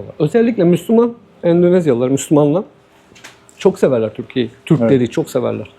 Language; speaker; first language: Turkish; native; Turkish